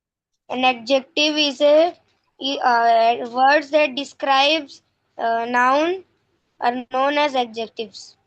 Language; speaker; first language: English; non-native, learner; Hindi